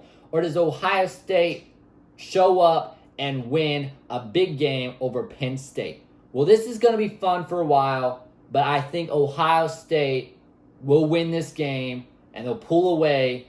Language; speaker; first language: English; native; English